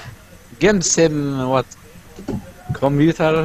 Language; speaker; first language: English; non-native, learner; Arabic